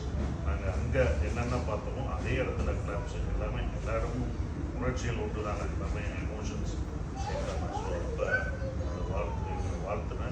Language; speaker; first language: Tamil; native; Tamil